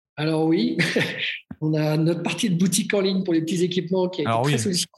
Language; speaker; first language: French; native; French